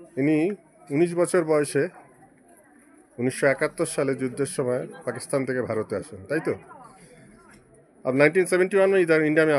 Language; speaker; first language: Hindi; non-native, local second language; Bangla